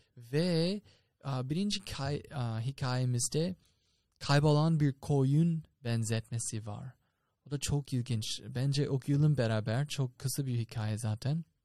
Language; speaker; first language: Turkish; non-native, fluent; English